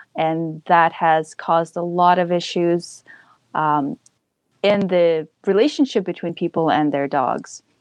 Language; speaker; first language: English; early bilingual, other home language; Ukrainian